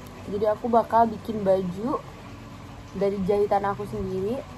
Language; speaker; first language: Indonesian; early bilingual, heritage; Indonesian